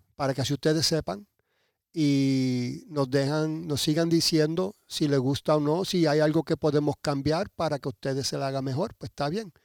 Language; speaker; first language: Spanish; early bilingual, heritage; Spanish